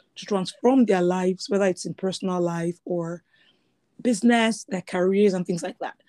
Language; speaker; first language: English; non-native, local second language; Yoruba